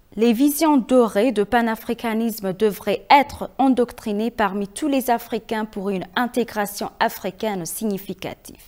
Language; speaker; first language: French; non-native, fluent; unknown